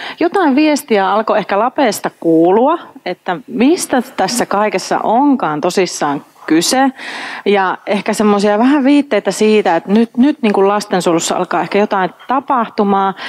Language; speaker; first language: Finnish; native; Finnish